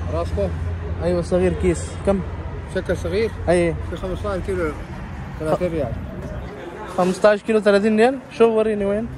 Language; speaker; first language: Arabic; non-native, learner; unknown